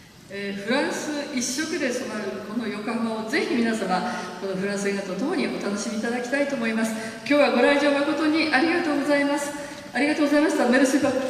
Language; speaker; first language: Japanese; native; Japanese